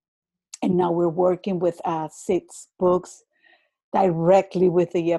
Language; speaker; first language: English; non-native, fluent; Spanish